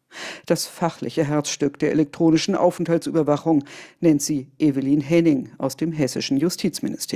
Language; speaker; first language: German; native; German